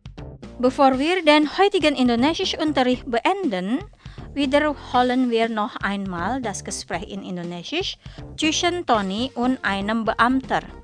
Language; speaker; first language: German; non-native, fluent; Indonesian